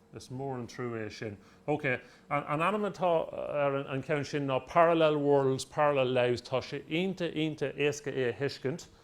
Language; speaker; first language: Irish; non-native, local second language; English